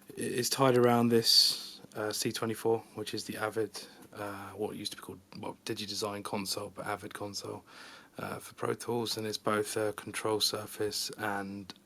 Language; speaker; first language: English; native; English